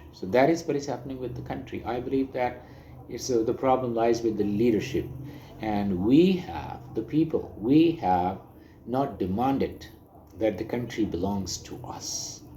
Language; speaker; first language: English; non-native, local second language; Urdu